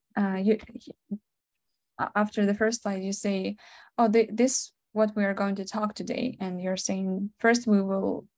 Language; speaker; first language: English; non-native, fluent; Ukrainian